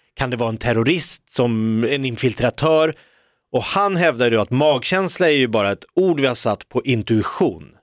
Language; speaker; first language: Swedish; native; Swedish